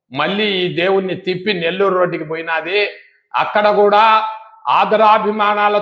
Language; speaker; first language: Telugu; native; Telugu